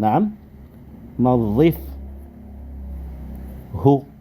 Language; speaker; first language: Arabic; non-native, fluent; Indonesian